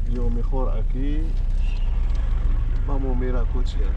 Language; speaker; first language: Spanish; non-native, learner; Thai